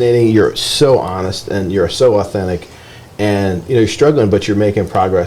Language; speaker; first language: English; native; English